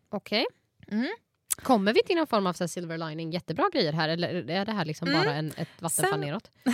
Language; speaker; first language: Swedish; native; Swedish